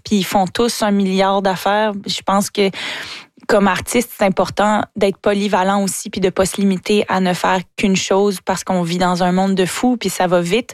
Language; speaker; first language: French; native; French